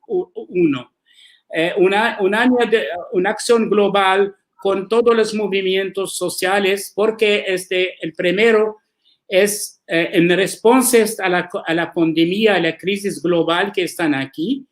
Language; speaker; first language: Spanish; non-native, learner; Arabic